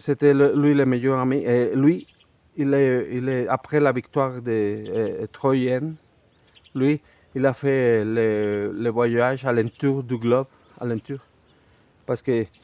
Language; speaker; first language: French; non-native, fluent; Spanish